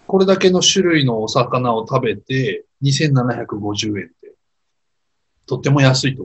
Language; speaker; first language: Japanese; native; Japanese